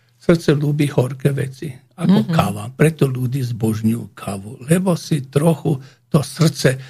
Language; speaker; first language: Slovak; non-native, learner; Croatian